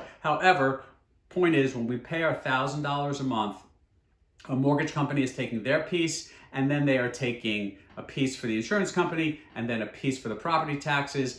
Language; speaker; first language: English; native; English